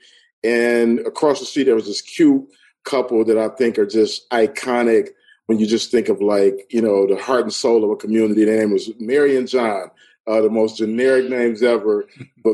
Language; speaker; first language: English; native; English